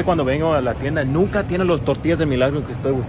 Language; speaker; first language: Spanish; early bilingual, heritage; Spanish